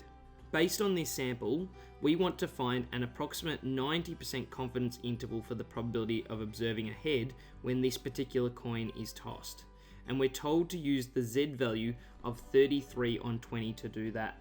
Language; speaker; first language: English; native; English